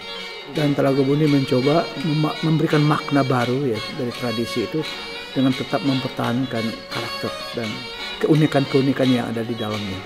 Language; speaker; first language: Indonesian; non-native, local second language; Minangkabau